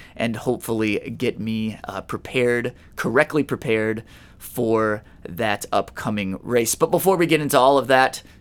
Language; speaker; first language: English; native; English